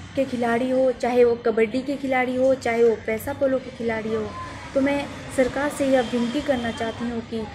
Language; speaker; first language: Hindi; native; Hindi